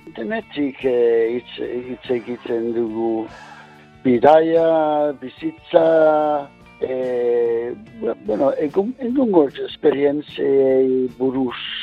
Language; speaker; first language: Basque; non-native, learner; English